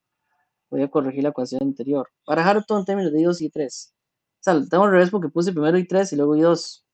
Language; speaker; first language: Spanish; native; Spanish